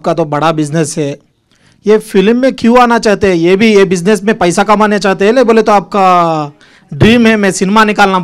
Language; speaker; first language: Hindi; non-native, local second language; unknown